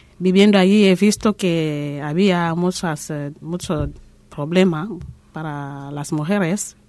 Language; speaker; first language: Spanish; non-native, learner; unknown